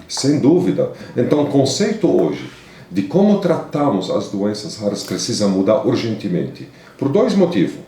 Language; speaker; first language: Portuguese; non-native, fluent; Arabic